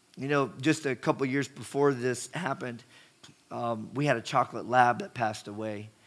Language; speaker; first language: English; native; English